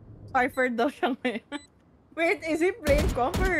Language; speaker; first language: English; non-native, local second language; Filipino